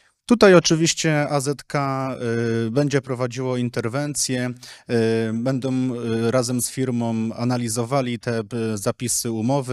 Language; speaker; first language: Polish; native; Polish